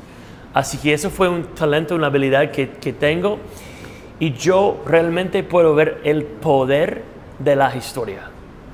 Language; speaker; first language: Spanish; non-native, fluent; English